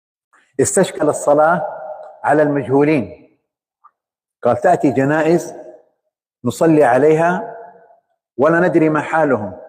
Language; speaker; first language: Arabic; native; Arabic